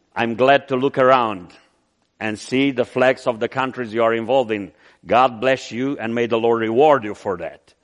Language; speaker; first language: English; non-native, fluent; Romanian